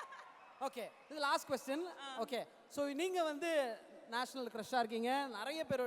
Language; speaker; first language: Tamil; native; Tamil